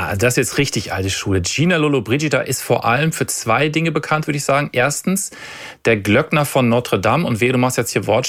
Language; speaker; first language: German; native; German